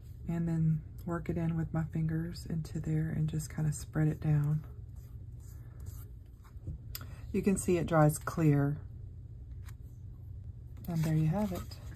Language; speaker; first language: English; native; English